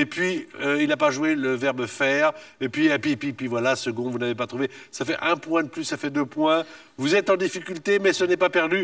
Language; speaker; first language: French; native; French